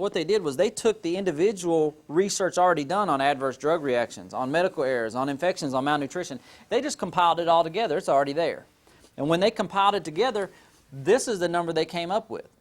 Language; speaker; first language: English; native; English